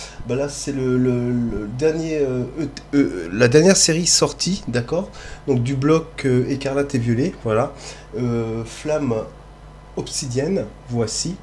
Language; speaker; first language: French; native; French